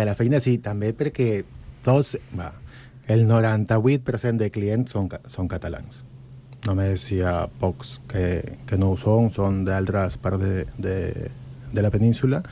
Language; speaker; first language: Catalan; non-native, learner; Spanish